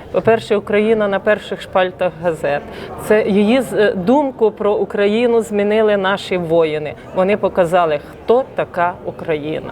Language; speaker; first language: Ukrainian; native; Ukrainian